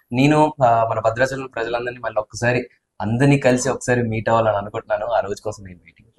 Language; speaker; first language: Telugu; native; Telugu